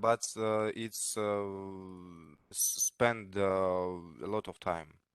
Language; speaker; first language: English; non-native, learner; Russian